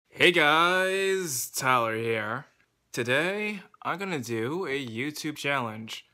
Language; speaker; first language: English; native; English